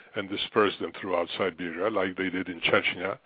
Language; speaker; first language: English; non-native, fluent; Russian